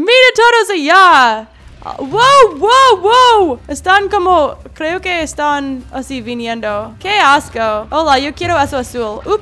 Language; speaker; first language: Spanish; non-native, learner; English